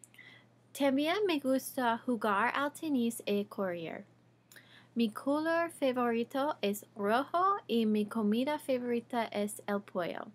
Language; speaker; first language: Spanish; non-native, learner; English